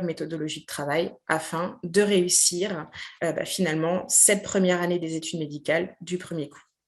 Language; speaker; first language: French; native; French